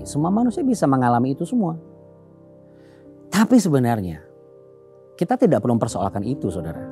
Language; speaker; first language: Indonesian; native; Indonesian